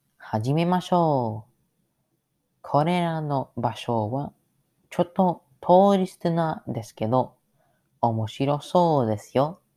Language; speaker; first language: Japanese; non-native, learner; English